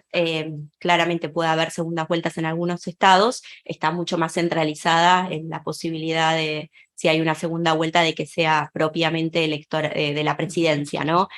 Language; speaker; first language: Spanish; native; Spanish